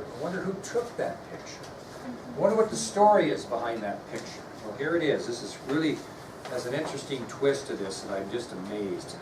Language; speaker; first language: English; native; English